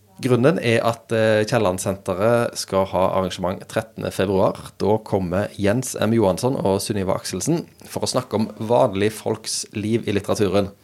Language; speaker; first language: Norwegian; native; Norwegian